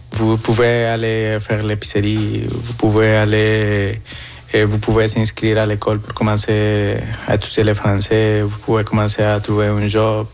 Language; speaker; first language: French; non-native, fluent; Spanish